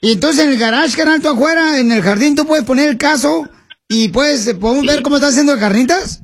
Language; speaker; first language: Spanish; native; Spanish